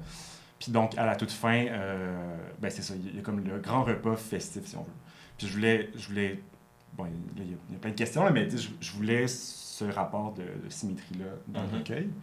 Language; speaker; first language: French; native; French